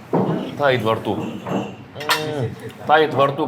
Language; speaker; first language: Russian; non-native, local second language; Kazakh